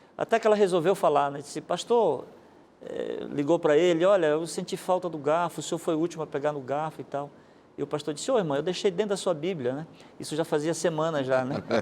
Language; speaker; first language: Portuguese; native; Portuguese